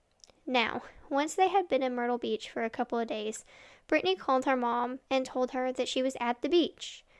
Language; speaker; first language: English; native; English